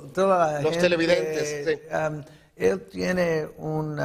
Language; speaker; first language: Spanish; early bilingual, heritage; Spanish